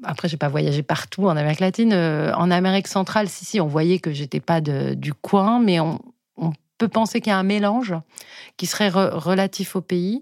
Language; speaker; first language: French; native; French